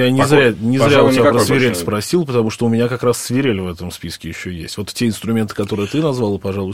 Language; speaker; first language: Russian; native; Russian